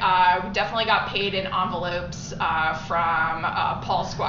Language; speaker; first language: English; native; English